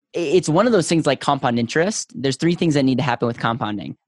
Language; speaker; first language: English; native; English